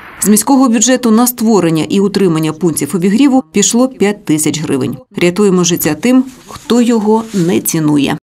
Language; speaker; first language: Ukrainian; native; Ukrainian